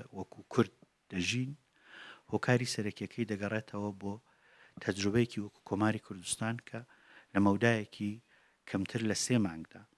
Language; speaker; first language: Central Kurdish; native; Central Kurdish